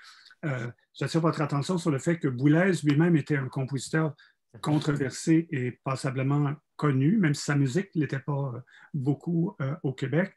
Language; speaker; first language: French; native; French